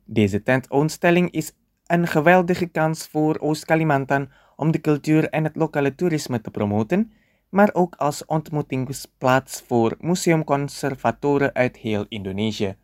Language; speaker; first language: Dutch; non-native, fluent; Indonesian